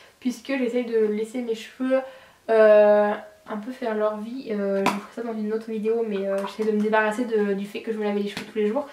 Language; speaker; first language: French; native; French